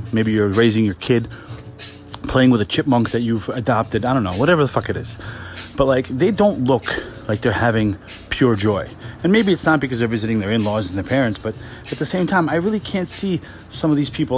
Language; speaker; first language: English; native; English